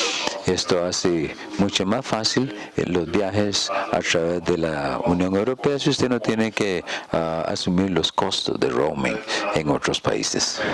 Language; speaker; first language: Spanish; non-native, fluent; German